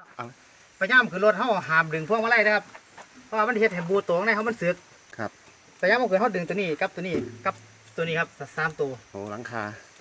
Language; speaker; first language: Thai; non-native, local second language; Northeastern Thai